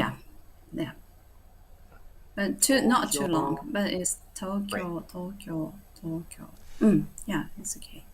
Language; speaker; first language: English; non-native, learner; Japanese